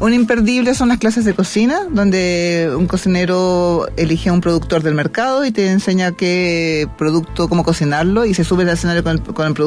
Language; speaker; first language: Spanish; native; Spanish